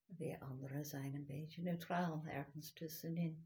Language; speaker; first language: Dutch; non-native, fluent; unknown